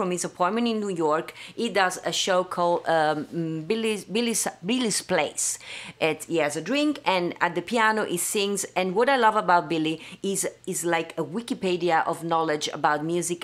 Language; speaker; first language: English; non-native, fluent; Italian